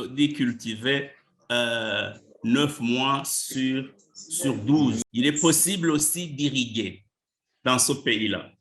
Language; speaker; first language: French; non-native, local second language; Rundi